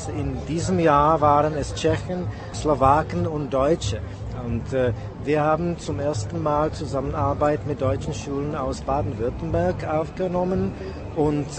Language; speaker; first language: German; non-native, fluent; Czech